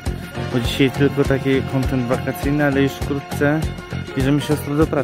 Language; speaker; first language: Polish; native; Polish